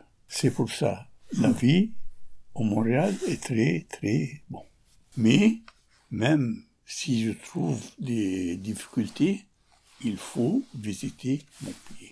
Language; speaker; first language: French; non-native, learner; Arabic